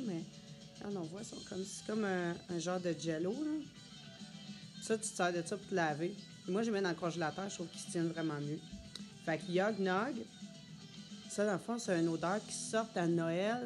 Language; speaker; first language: French; native; French